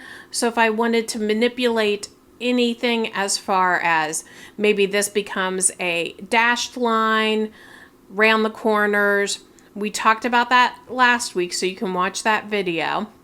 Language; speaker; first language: English; native; English